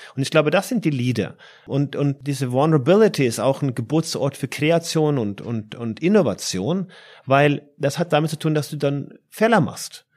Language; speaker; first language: German; non-native, fluent; Norwegian